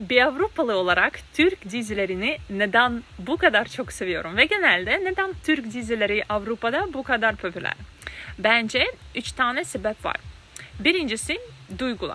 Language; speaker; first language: Turkish; non-native, fluent; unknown